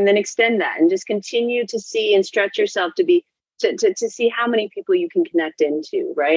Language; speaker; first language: English; native; English